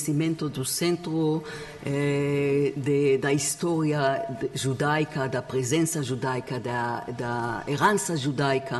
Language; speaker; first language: Portuguese; non-native, learner; Hebrew